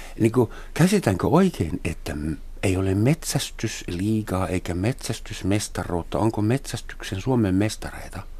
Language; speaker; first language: Finnish; non-native, fluent; German